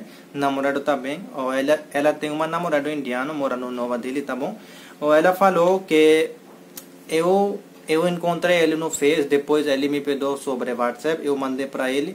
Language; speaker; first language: Portuguese; non-native, learner; Hindi